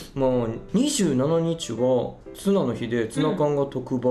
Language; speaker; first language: Japanese; native; Japanese